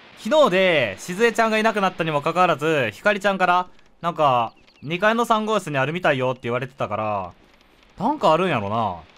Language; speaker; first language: Japanese; native; Japanese